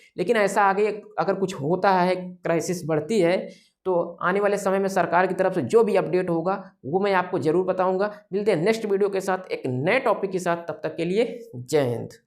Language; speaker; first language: Hindi; native; Hindi